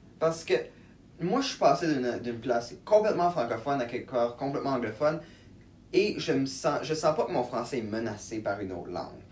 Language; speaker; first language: French; native; French